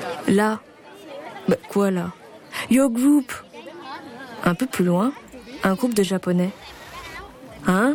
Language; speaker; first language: French; native; French